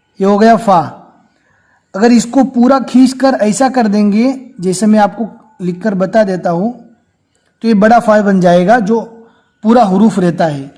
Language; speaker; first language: Hindi; native; Hindi